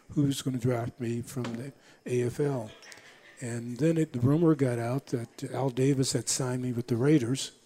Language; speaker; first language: English; native; English